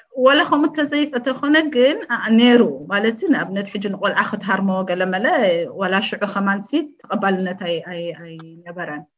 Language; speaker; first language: Tigrinya; early bilingual, heritage; Tigrinya